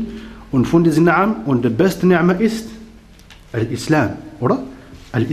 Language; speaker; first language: German; non-native, learner; Arabic